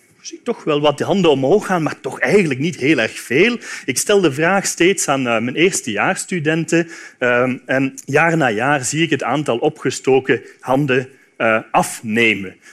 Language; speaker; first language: Dutch; native; Dutch